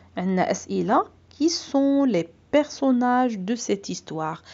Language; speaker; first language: French; non-native, local second language; Arabic